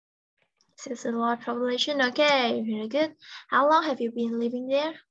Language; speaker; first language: English; non-native, fluent; Vietnamese